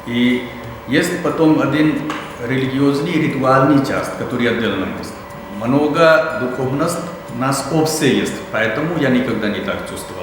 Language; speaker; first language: Russian; non-native, learner; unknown